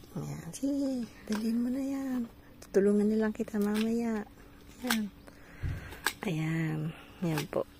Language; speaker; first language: Filipino; non-native, local second language; Bikol